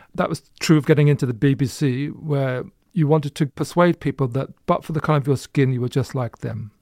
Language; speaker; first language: English; native; English